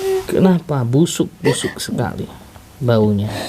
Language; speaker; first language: Indonesian; native; Indonesian